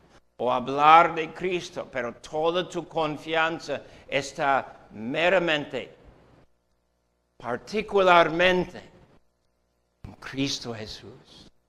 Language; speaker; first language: Spanish; non-native, fluent; English